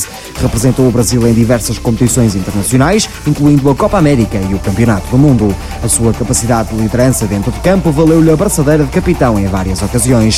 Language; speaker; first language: Portuguese; native; Portuguese